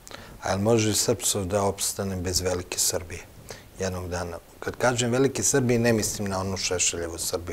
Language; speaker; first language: Croatian; native; Croatian